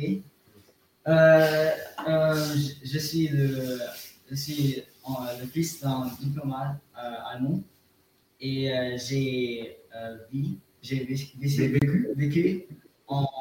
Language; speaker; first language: French; non-native, learner; German